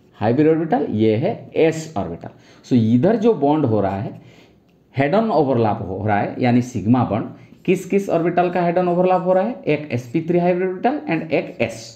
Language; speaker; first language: Hindi; non-native, local second language; Bangla